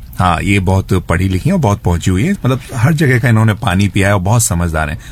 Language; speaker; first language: Hindi; native; Hindi